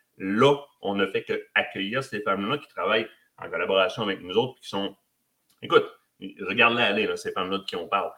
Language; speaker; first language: French; native; French